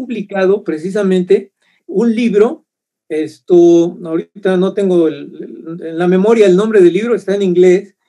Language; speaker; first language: Spanish; native; Spanish